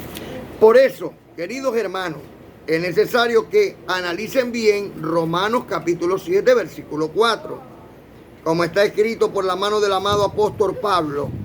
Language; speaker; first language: Spanish; native; Spanish